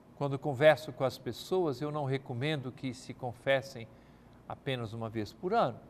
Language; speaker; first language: Portuguese; native; Portuguese